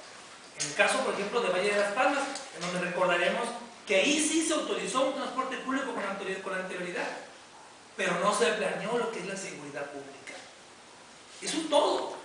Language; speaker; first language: Spanish; native; Spanish